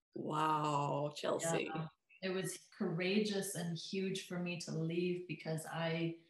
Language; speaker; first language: English; native; English